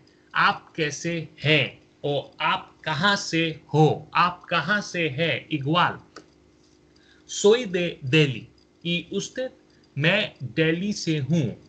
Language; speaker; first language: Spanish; non-native, fluent; Hindi